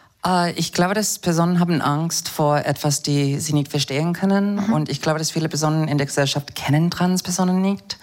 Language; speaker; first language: German; non-native, fluent; English